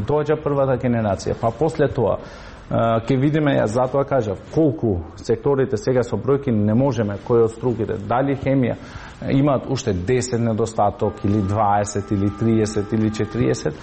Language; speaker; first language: Macedonian; non-native, local second language; Albanian